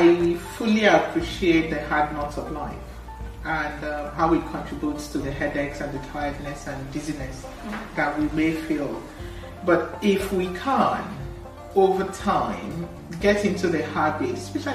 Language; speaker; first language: English; non-native, local second language; Igbo